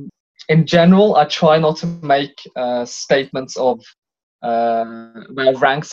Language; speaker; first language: English; native; English